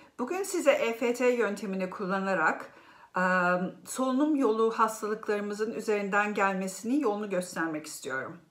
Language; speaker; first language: Turkish; native; Turkish